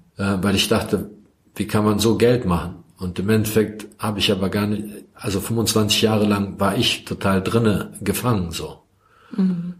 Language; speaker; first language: German; early bilingual, other home language; Croatian